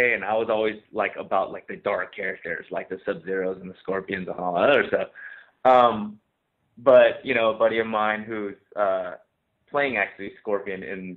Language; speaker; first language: English; native; English